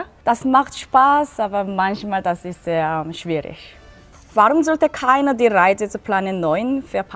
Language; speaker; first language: German; non-native, learner; Korean